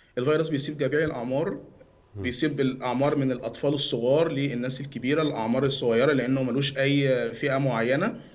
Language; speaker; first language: Egyptian Arabic; native; Egyptian Arabic